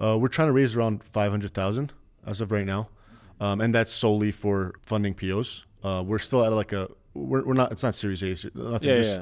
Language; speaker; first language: English; native; English